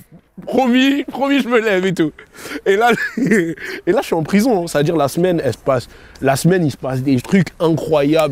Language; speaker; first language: French; native; French